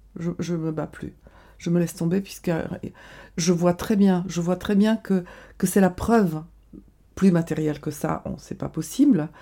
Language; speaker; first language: French; non-native, fluent; Bulgarian